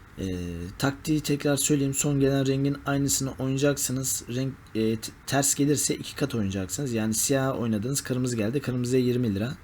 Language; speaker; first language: Turkish; native; Turkish